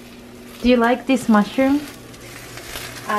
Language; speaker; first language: English; non-native, fluent; Japanese